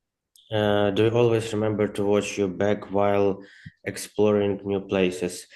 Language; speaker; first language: English; non-native, learner; Ukrainian